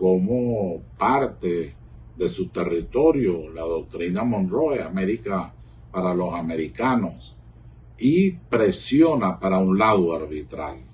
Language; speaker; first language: Spanish; native; Spanish